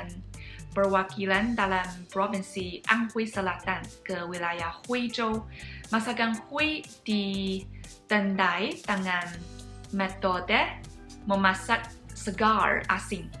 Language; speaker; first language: Indonesian; non-native, fluent; Chinese